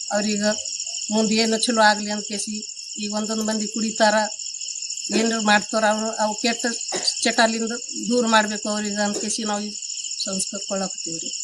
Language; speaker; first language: Kannada; non-native, local second language; Lambadi